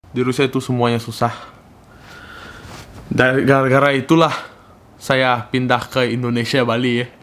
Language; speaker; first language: Indonesian; non-native, fluent; Russian